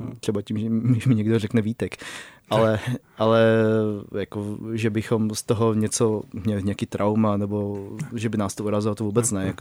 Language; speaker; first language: Czech; early bilingual, other home language; Vietnamese